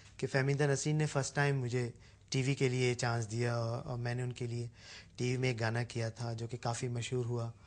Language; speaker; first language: Urdu; native; Urdu